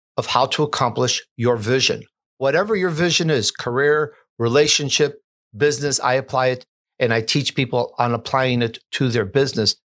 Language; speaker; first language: English; native; English